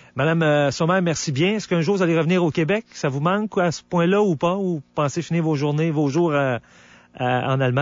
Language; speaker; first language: French; native; French